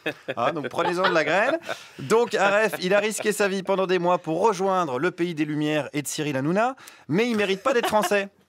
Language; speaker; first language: French; native; French